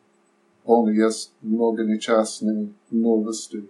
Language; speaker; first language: Russian; non-native, learner; English